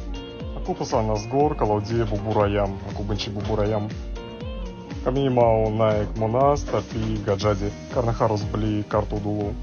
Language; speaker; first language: Indonesian; non-native, learner; Russian